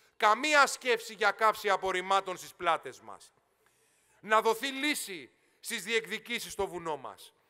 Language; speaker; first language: Greek; native; Greek